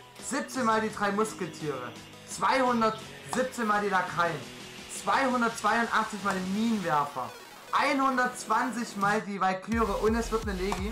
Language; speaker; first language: German; native; German